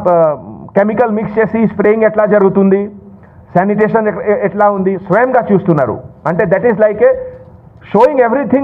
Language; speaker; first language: Telugu; non-native, local second language; Hindi